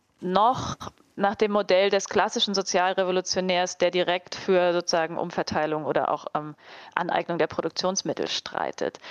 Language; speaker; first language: German; native; German